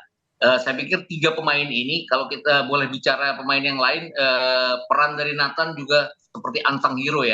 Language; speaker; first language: Indonesian; native; Indonesian